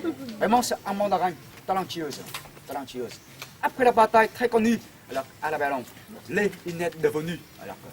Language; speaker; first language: French; non-native, fluent; Vietnamese